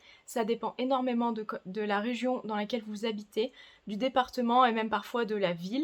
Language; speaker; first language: French; native; French